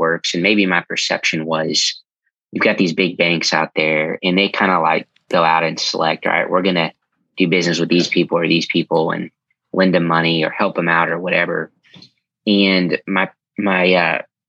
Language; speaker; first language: English; native; English